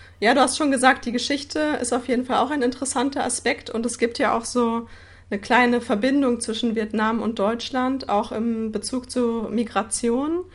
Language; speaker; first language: German; native; German